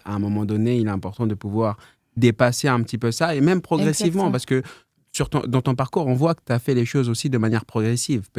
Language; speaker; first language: French; native; French